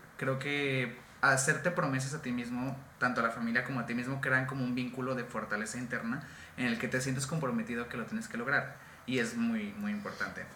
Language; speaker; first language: Spanish; native; Spanish